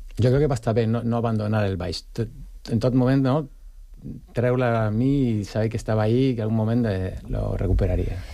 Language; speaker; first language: Catalan; non-native, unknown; Spanish